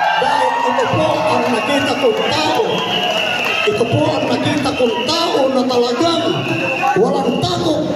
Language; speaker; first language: Filipino; non-native, local second language; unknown